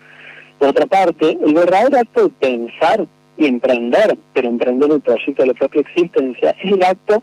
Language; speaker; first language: Spanish; native; Spanish